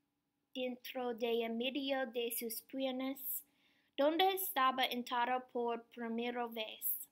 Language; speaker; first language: Spanish; non-native, learner; English